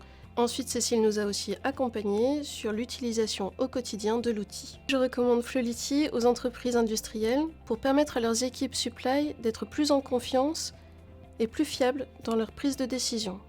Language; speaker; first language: French; native; French